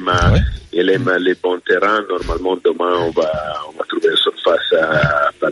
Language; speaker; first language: French; non-native, fluent; Italian